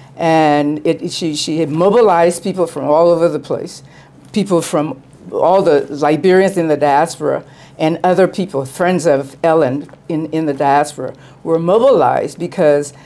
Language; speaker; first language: English; native; English